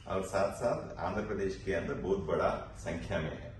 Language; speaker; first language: Hindi; non-native, local second language; Telugu